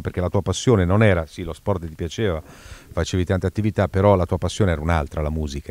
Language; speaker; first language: Italian; native; Italian